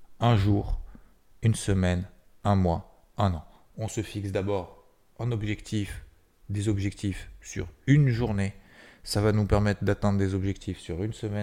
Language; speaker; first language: French; native; French